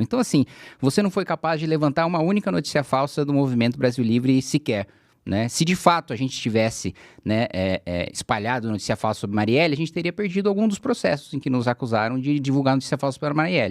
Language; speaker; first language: Portuguese; native; Portuguese